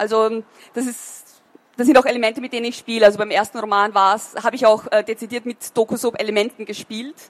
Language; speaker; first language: German; native; German